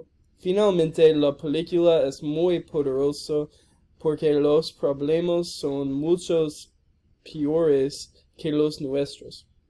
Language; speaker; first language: Spanish; non-native, learner; English